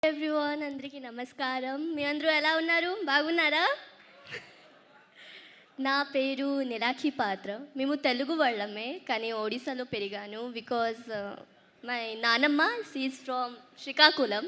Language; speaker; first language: Telugu; early bilingual, heritage; Telugu